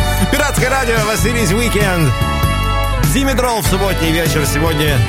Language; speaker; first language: Russian; native; Russian